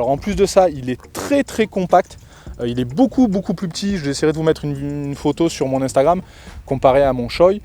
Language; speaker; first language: French; native; French